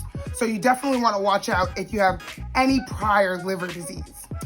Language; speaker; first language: English; native; English